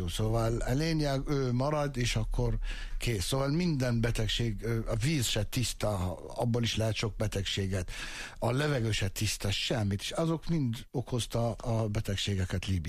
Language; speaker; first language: Hungarian; non-native, fluent; Arabic